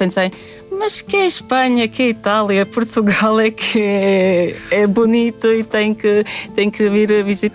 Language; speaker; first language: Portuguese; non-native, fluent; Latvian